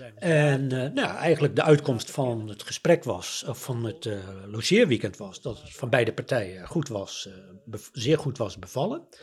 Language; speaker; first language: Dutch; native; Dutch